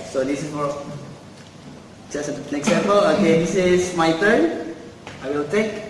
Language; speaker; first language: English; non-native, learner; Indonesian